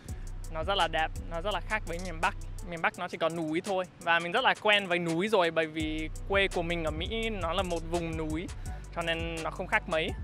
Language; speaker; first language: Vietnamese; non-native, fluent; English